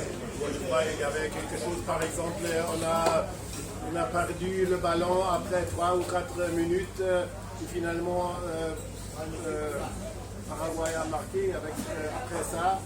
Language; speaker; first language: French; non-native, fluent; German